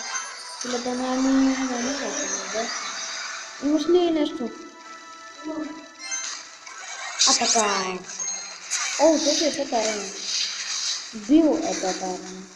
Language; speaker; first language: Bulgarian; native; Bulgarian